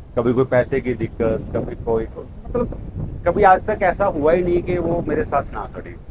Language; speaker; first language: Hindi; non-native, local second language; Punjabi